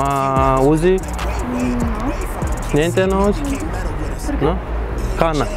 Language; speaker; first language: Italian; non-native, learner; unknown